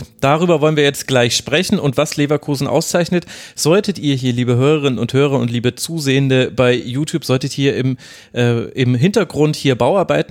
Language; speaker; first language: German; native; German